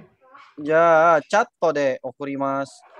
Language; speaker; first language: Japanese; non-native, learner; Indonesian